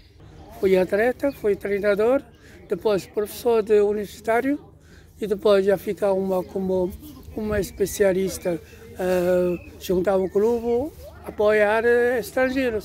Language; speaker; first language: Portuguese; non-native, learner; Chinese